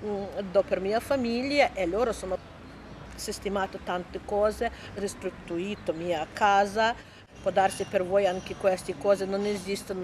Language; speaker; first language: Italian; non-native, learner; Ukrainian